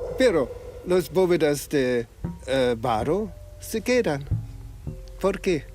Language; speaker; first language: Spanish; non-native, fluent; German